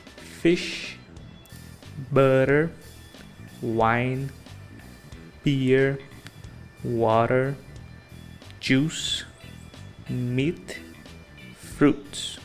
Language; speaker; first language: English; non-native, fluent; Portuguese